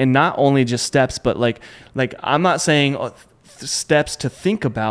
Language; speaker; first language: English; native; English